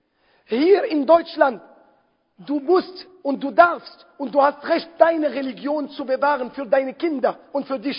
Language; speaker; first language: German; non-native, fluent; Arabic